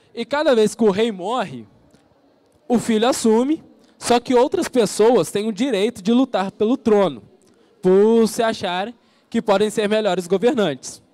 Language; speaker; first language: Portuguese; native; Portuguese